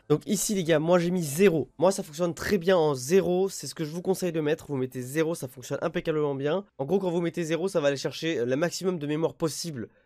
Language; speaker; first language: French; native; French